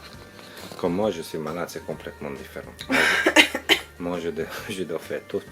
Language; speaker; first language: French; non-native, learner; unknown